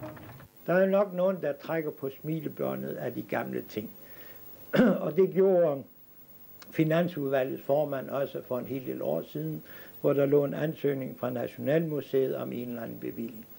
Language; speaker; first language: Danish; native; Danish